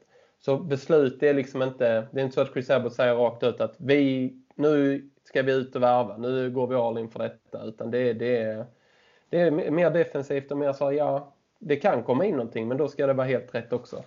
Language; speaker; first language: Swedish; native; Swedish